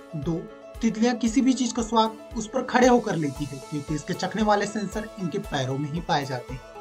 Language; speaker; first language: Hindi; native; Hindi